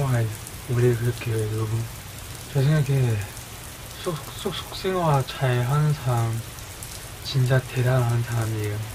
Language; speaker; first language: Korean; non-native, learner; Chinese